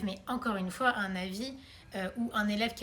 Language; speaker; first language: French; native; French